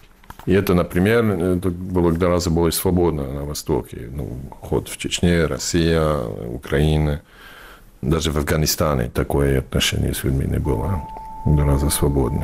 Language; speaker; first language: Russian; non-native, fluent; English